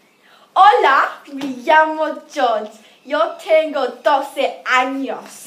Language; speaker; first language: Spanish; non-native, learner; English